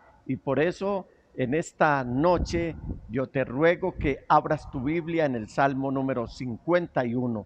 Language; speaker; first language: Spanish; native; Spanish